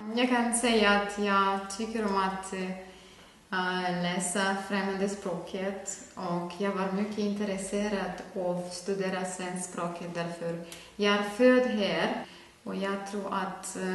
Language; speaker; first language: Swedish; non-native, fluent; Ukrainian